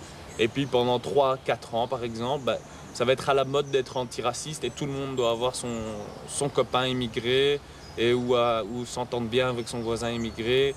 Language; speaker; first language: French; early bilingual, other home language; Lingala